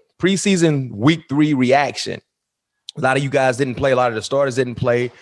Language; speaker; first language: English; native; English